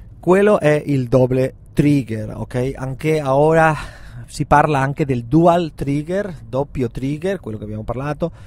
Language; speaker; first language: Italian; non-native, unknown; Spanish